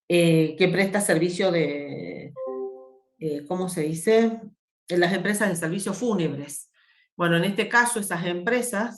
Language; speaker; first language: Spanish; native; Spanish